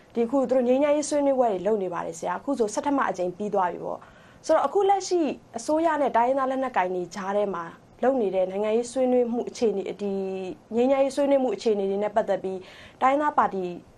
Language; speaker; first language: Burmese; native; Burmese